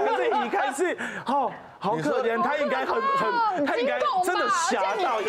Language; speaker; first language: Chinese; non-native, fluent; French